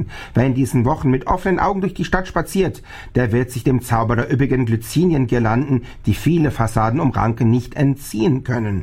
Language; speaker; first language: German; native; German